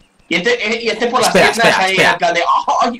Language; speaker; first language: Spanish; native; Spanish